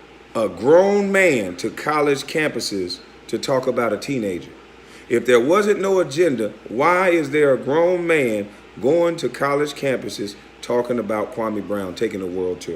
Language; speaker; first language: English; native; English